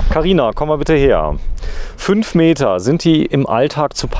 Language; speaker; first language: German; native; German